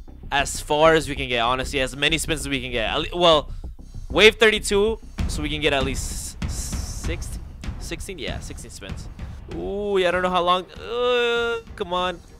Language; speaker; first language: English; early bilingual, other home language; Spanish